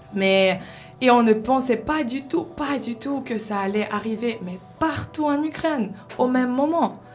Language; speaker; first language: French; non-native, fluent; Ukrainian